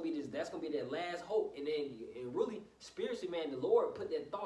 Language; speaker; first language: English; native; English